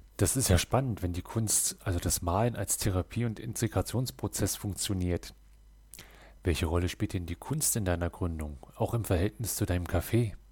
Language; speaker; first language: German; native; German